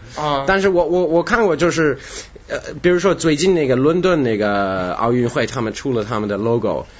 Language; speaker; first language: Chinese; non-native, fluent; Russian